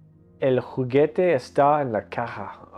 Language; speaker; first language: Spanish; non-native, learner; English